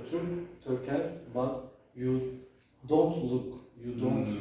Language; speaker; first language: English; non-native, learner; Turkish